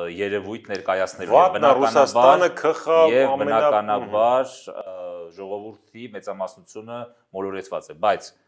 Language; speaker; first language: Armenian; native; Armenian